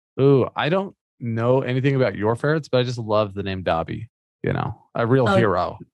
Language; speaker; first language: English; native; English